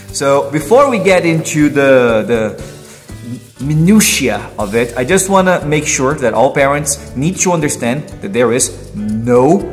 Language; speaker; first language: English; non-native, fluent; Portuguese